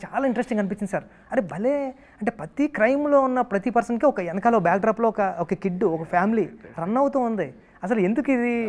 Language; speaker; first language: Telugu; native; Telugu